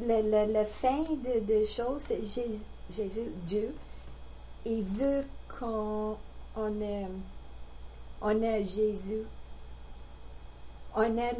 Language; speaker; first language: French; non-native, learner; English